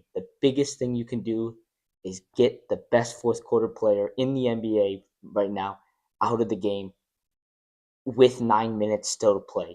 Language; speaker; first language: English; native; English